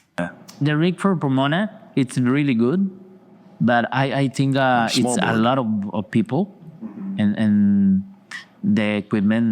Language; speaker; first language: English; non-native, learner; Spanish